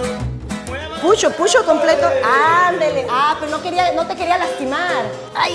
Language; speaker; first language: Spanish; native; Spanish